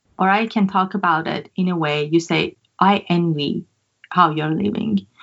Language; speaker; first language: English; non-native, fluent; Persian